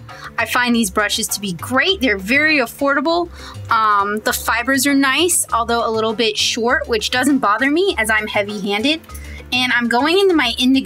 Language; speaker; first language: English; native; English